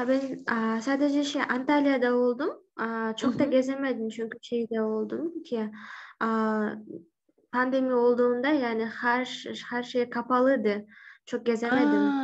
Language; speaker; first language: Turkish; non-native, learner; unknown